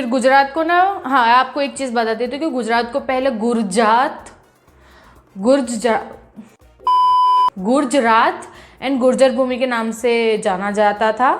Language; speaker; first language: Hindi; non-native, local second language; Gujarati